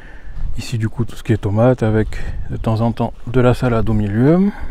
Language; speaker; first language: French; native; French